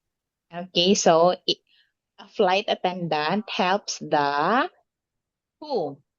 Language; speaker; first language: English; non-native, local second language; Filipino